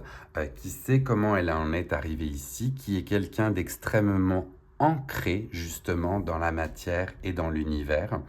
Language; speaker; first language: French; native; French